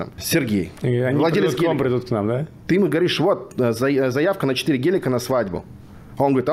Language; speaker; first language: Russian; native; Russian